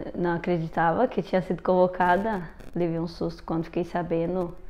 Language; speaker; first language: Portuguese; native; Portuguese